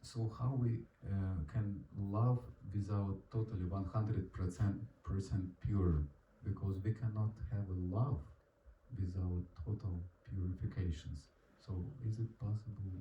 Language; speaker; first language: English; non-native, learner; Russian